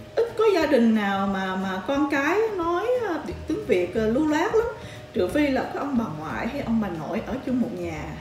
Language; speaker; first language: Vietnamese; early bilingual, heritage; Vietnamese